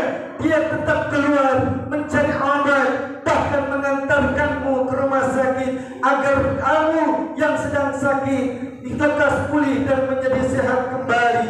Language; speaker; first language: Indonesian; native; Indonesian